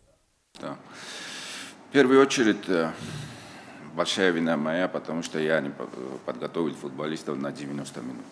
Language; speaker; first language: Russian; non-native, local second language; Tajik